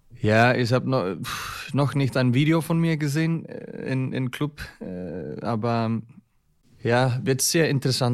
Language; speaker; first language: German; non-native, learner; Icelandic